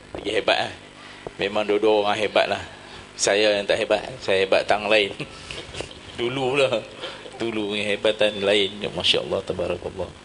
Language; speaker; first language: Malay; native; Malay